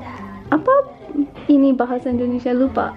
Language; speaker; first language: Indonesian; non-native, learner; English